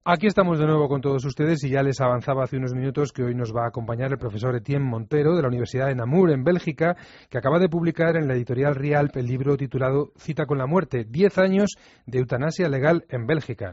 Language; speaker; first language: Spanish; native; Spanish